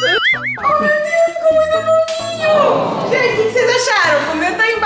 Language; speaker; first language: Portuguese; native; Portuguese